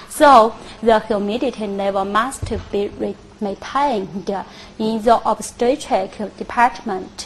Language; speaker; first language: English; non-native, fluent; Chinese